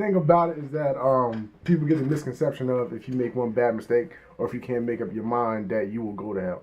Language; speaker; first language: English; native; English